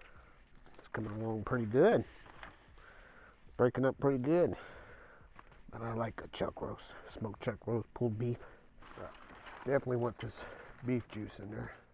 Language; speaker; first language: English; native; English